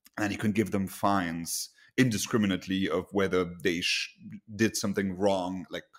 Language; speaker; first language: English; non-native, fluent; Luxembourgish